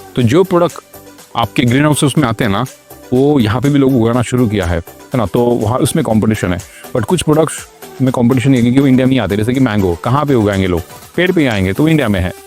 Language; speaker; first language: Hindi; non-native, local second language; Marathi